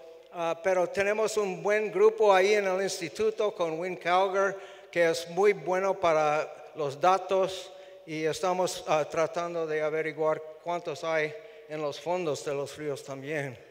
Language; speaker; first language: Spanish; non-native, fluent; English